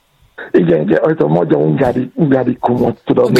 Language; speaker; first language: Hungarian; non-native, fluent; Yoruba